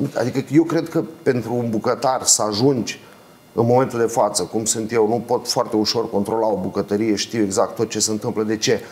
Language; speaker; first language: Romanian; native; Romanian